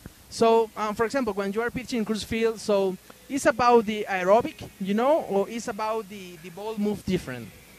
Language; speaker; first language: English; non-native, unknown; Spanish